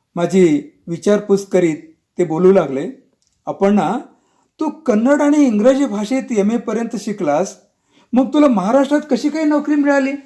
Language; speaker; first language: Marathi; non-native, local second language; Kannada